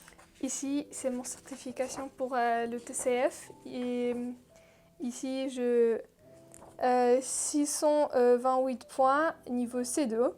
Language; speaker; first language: French; non-native, fluent; Russian